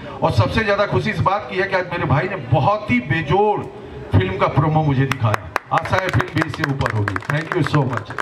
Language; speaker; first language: Hindi; non-native, local second language; Bhojpuri